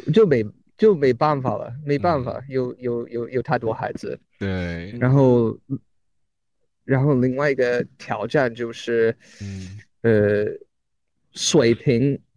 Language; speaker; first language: Chinese; non-native, learner; English